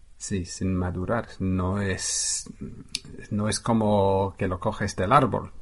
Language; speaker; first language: Spanish; non-native, fluent; English